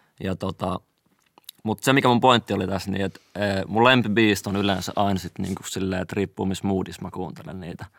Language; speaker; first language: Finnish; native; Finnish